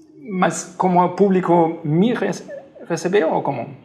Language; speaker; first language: Portuguese; non-native, fluent; German